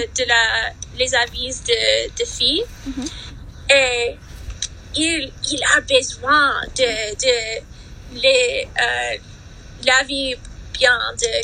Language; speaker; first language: French; non-native, learner; English